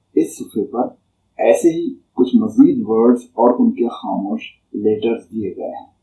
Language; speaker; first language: Urdu; native; Urdu